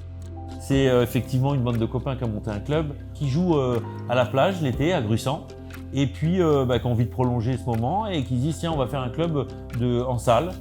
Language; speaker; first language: French; native; French